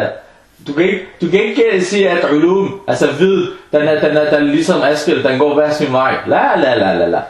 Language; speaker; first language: Danish; non-native, fluent; Arabic